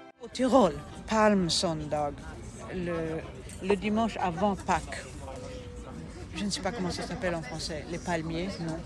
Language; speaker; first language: French; non-native, fluent; German